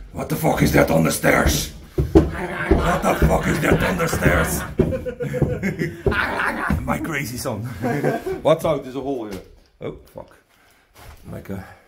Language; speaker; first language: English; non-native, learner; Dutch